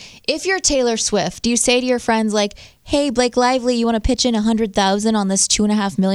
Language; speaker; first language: English; native; English